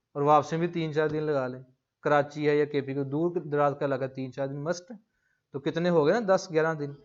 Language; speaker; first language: Urdu; non-native, local second language; Punjabi